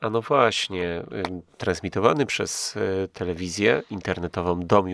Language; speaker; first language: Polish; native; Polish